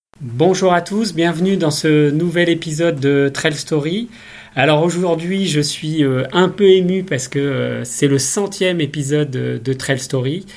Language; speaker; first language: French; native; French